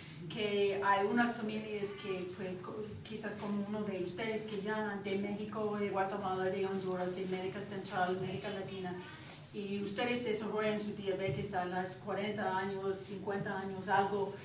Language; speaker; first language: Spanish; non-native, fluent; English